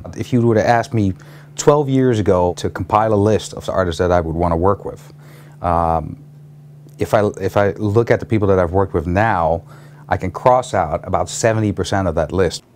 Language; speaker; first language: English; non-native, fluent; Dutch